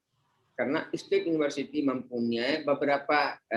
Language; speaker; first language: Indonesian; non-native, fluent; Hindi